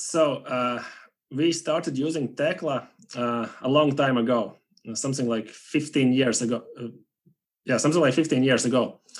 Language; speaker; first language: English; non-native, fluent; Latvian